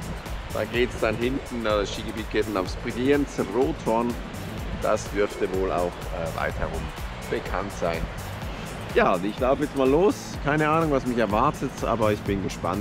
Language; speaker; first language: German; native; German